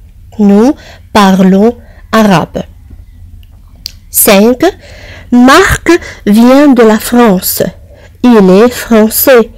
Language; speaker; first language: French; non-native, fluent; Arabic